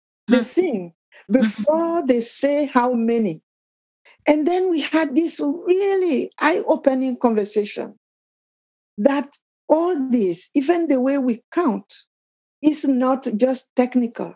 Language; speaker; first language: English; non-native, fluent; Akan